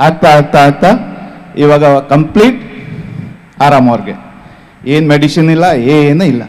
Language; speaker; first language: Kannada; non-native, fluent; Hindi